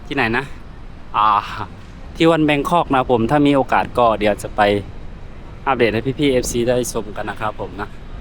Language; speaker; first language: Thai; native; Thai